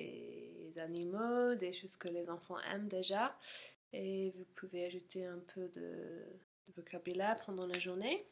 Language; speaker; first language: French; non-native, fluent; English